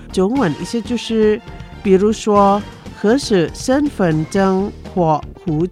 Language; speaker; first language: Chinese; early bilingual, heritage; Chinese